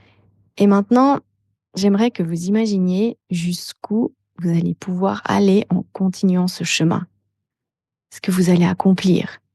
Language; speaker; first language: French; native; French